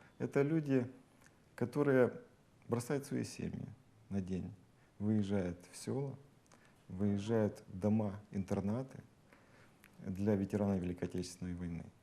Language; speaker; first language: Russian; native; Russian